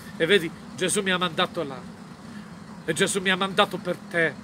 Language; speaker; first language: Italian; non-native, fluent; Polish